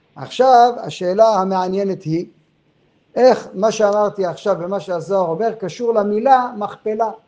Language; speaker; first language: Hebrew; non-native, fluent; French